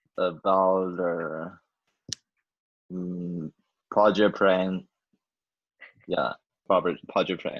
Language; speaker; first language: English; non-native, learner; Chinese